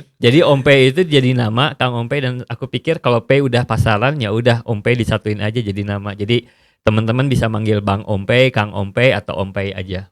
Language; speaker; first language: Indonesian; native; Indonesian